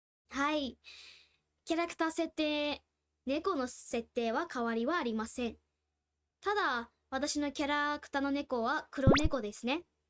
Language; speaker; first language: Japanese; non-native, fluent; Burmese